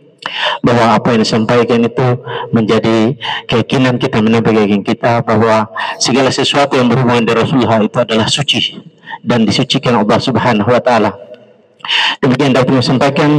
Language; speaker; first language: Indonesian; native; Indonesian